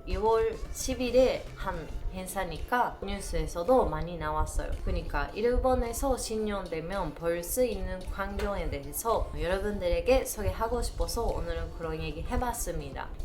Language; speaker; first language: Korean; non-native, learner; Japanese